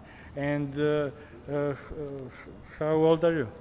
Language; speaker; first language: English; non-native, learner; Serbian